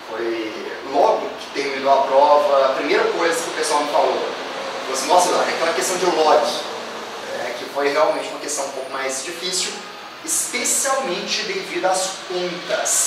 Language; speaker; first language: Portuguese; native; Portuguese